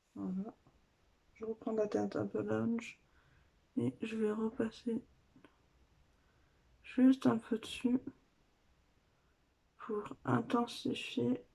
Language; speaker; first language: French; native; French